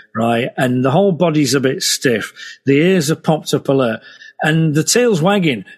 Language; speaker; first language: English; native; English